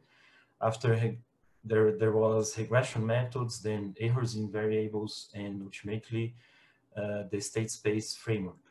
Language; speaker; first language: English; non-native, fluent; Portuguese